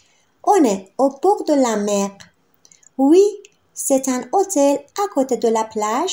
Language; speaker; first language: French; non-native, fluent; Persian